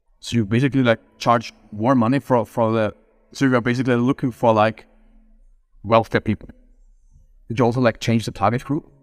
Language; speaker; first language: English; non-native, fluent; German